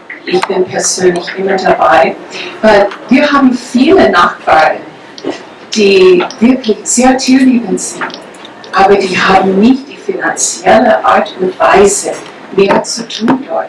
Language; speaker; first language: German; non-native, fluent; English